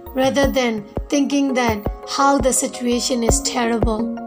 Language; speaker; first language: English; non-native, fluent; Burmese